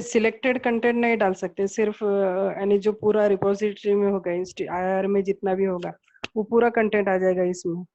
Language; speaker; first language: Hindi; non-native, local second language; Marathi